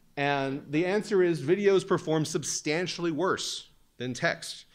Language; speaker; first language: English; native; English